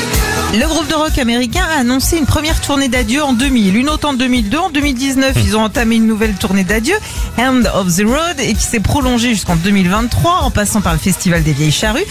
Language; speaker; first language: French; native; French